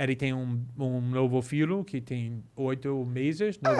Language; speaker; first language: Portuguese; non-native, fluent; English